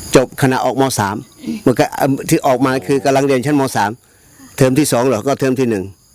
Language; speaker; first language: Thai; non-native, local second language; Pattani Malay